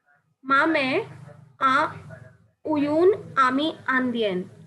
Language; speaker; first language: French; non-native, learner; Hindi